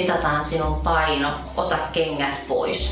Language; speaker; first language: Finnish; native; Finnish